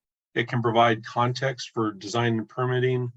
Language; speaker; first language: English; native; English